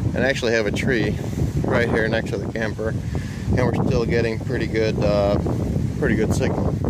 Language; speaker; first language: English; native; English